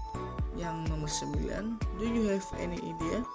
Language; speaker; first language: English; non-native, learner; Indonesian